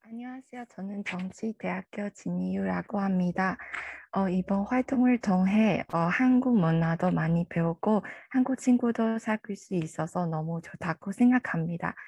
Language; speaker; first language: Korean; non-native, learner; Chinese